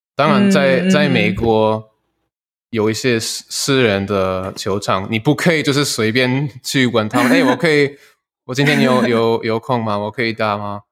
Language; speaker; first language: Chinese; non-native, fluent; German